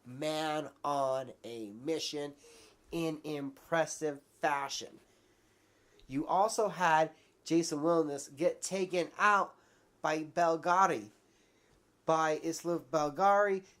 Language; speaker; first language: English; native; English